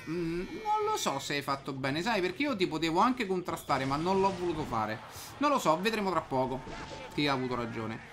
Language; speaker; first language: Italian; native; Italian